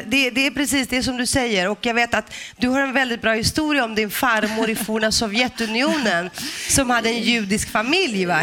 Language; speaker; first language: Swedish; native; Swedish